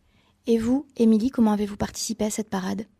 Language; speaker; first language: French; native; French